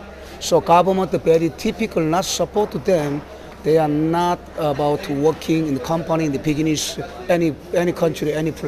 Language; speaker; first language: English; non-native, learner; Korean